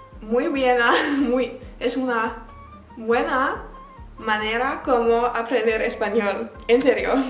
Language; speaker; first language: Spanish; non-native, learner; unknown